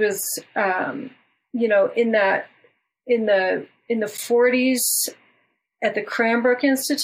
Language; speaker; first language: English; native; English